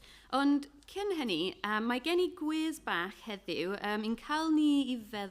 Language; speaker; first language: Welsh; non-native, fluent; English